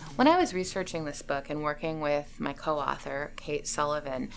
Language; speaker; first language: English; native; English